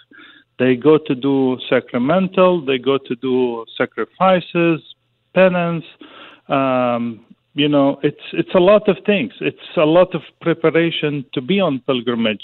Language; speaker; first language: English; non-native, fluent; Arabic